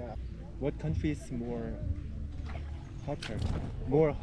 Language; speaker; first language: English; non-native, learner; Korean